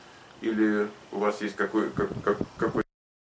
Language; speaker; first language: Russian; native; Russian